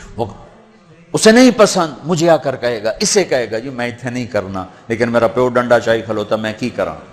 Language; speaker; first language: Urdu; non-native, local second language; Punjabi